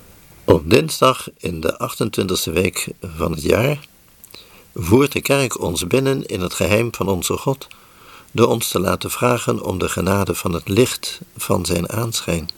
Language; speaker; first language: Dutch; native; Dutch